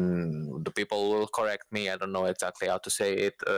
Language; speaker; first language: English; non-native, fluent; Italian